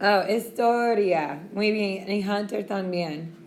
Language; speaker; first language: Spanish; non-native, fluent; English